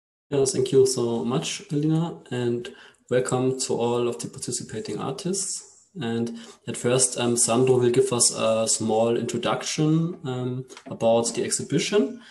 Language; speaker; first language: English; non-native, fluent; German